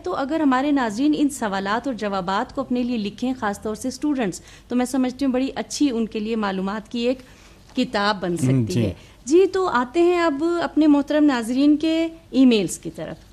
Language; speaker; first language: Urdu; native; Urdu